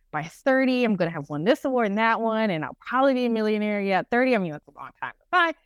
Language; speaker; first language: English; native; English